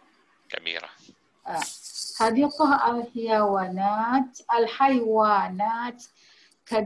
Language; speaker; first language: Arabic; non-native, learner; Malay